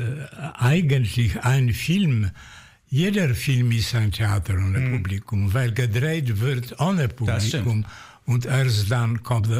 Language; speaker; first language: German; non-native, fluent; Polish